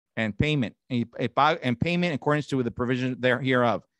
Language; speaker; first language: English; non-native, fluent; Spanish